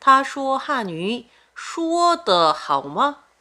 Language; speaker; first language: Chinese; non-native, fluent; Korean